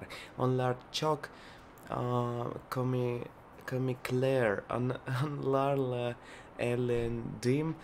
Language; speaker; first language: Turkish; non-native, learner; Russian